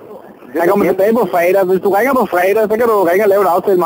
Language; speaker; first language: Danish; native; Danish